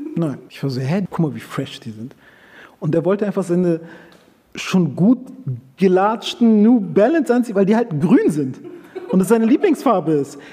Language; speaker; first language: German; early bilingual, other home language; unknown